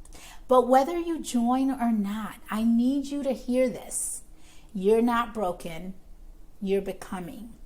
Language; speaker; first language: English; native; English